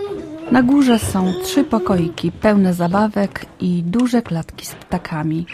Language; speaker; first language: Polish; native; Polish